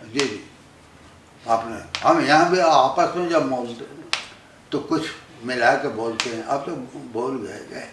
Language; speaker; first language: Hindi; non-native, local second language; Bhojpuri